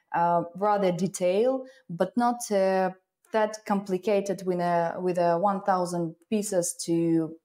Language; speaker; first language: English; non-native, fluent; Ukrainian